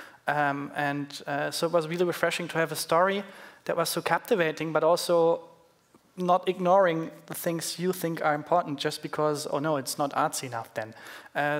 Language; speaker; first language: English; non-native, fluent; German